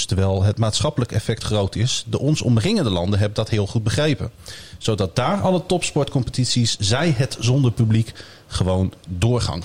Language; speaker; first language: Dutch; native; Dutch